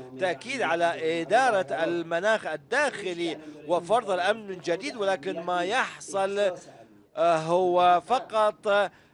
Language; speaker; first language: Arabic; non-native, fluent; Persian